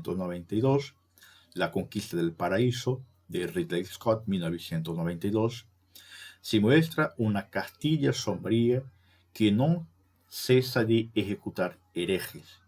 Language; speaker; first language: Spanish; non-native, fluent; Portuguese